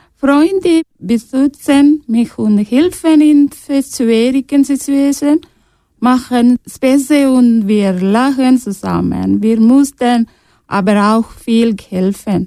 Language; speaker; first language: German; non-native, learner; Tamil